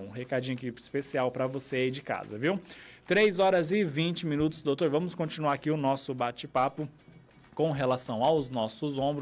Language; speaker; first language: Portuguese; native; Portuguese